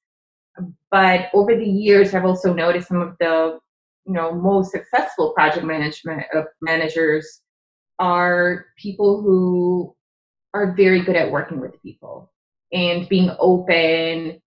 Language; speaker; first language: English; non-native, fluent; Czech